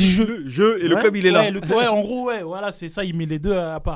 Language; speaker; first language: French; native; French